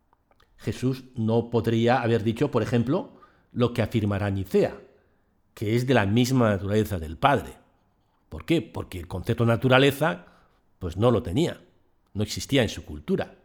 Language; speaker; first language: Spanish; native; Spanish